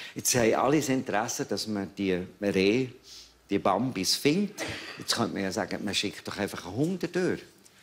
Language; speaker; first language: German; native; German